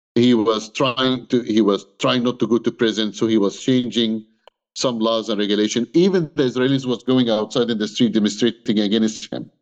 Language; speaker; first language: English; non-native, fluent; Arabic